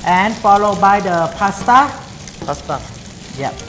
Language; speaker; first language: English; non-native, learner; Thai